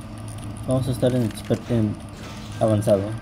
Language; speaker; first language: Spanish; native; Spanish